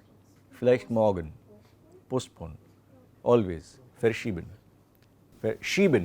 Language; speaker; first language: German; non-native, fluent; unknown